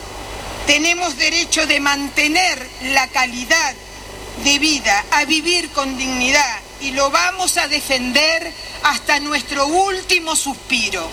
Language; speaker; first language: Spanish; native; Spanish